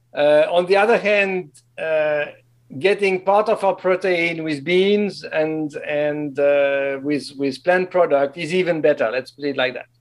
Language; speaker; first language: English; non-native, fluent; French